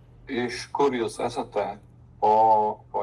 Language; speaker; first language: Lithuanian; non-native, learner; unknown